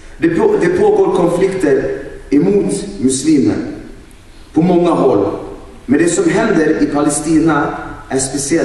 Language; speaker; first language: Swedish; non-native, fluent; Albanian